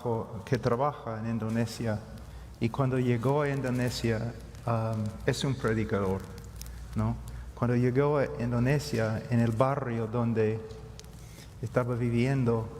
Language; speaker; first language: Spanish; non-native, fluent; English